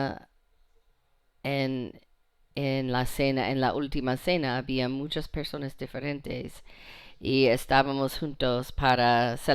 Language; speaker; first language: Spanish; non-native, fluent; English